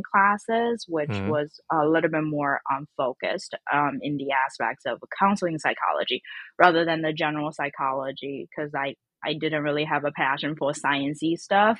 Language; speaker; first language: English; non-native, fluent; Chinese